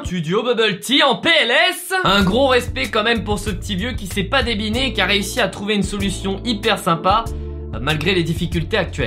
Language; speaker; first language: French; native; French